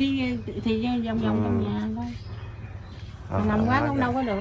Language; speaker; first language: Vietnamese; native; Vietnamese